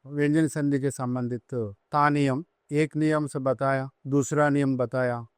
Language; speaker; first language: Hindi; non-native, local second language; Telugu